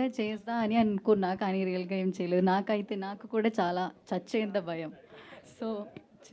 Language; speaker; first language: Telugu; non-native, learner; Malayalam